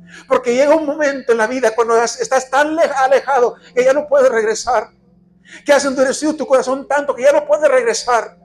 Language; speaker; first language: Spanish; native; Spanish